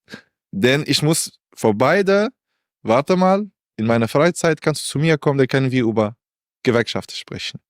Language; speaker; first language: German; non-native, learner; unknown